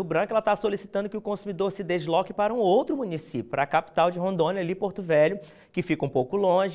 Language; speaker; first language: Portuguese; native; Portuguese